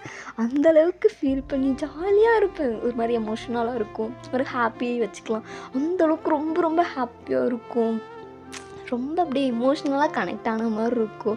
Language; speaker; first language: Tamil; native; Tamil